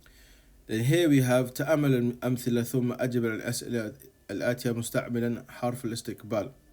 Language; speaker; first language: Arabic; non-native, fluent; English